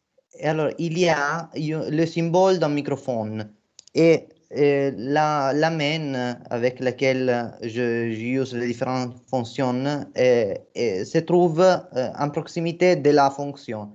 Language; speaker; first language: French; non-native, fluent; Italian